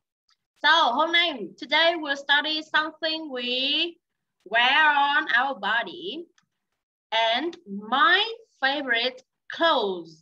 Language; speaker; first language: English; non-native, learner; Vietnamese